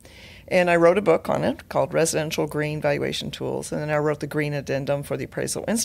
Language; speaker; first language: English; native; English